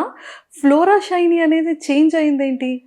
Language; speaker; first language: Telugu; native; Telugu